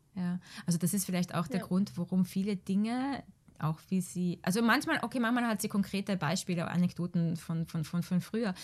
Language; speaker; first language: German; native; German